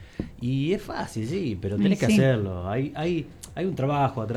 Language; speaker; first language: Spanish; native; Spanish